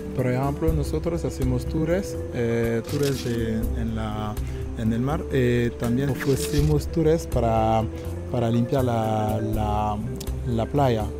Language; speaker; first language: Spanish; non-native, learner; French